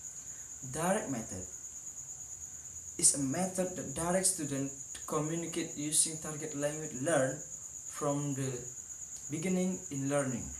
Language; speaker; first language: English; non-native, learner; Indonesian